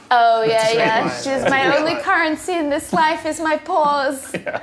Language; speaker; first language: English; native; English